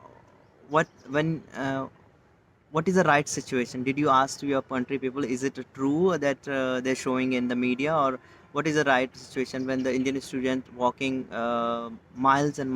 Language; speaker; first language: English; non-native, local second language; Hindi